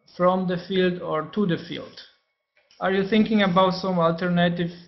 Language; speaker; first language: English; non-native, fluent; Polish